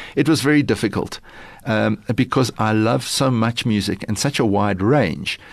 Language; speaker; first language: English; early bilingual, other home language; Lithuanian